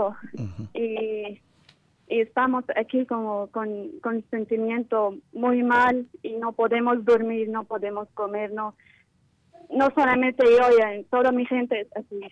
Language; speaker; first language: Spanish; non-native, learner; Kurdish